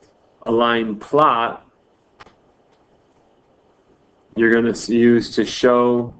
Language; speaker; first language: English; native; English